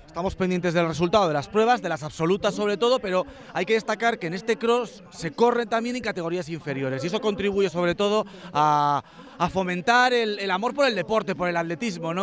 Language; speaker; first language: Spanish; native; Spanish